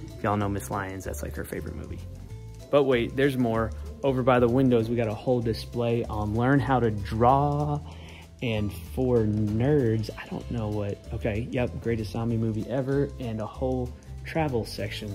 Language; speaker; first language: English; native; English